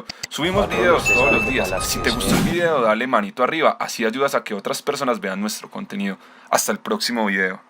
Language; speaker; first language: Spanish; native; Spanish